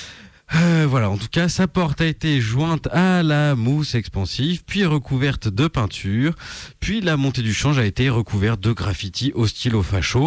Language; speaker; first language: French; native; French